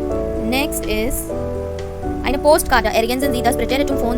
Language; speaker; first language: German; non-native, fluent; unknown